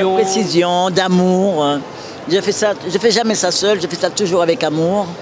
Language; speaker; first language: French; native; French